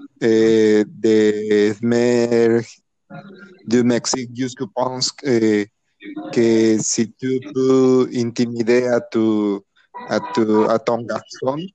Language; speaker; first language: French; non-native, learner; Spanish